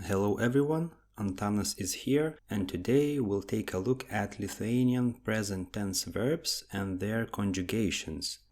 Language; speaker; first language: English; non-native, fluent; Lithuanian